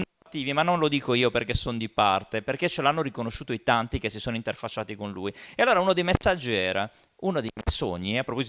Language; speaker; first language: Italian; native; Italian